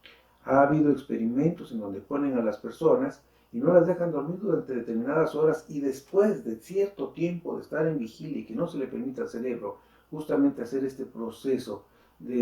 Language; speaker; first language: Spanish; native; Spanish